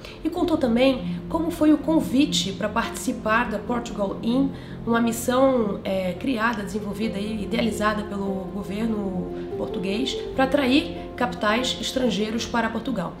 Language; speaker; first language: Portuguese; native; Portuguese